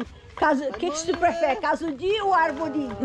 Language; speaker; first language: French; non-native, learner; Portuguese